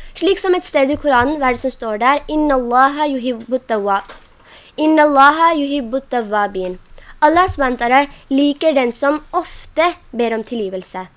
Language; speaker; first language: Norwegian; non-native, local second language; Urdu